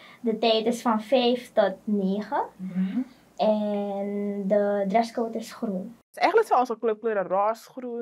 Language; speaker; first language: Dutch; native; Dutch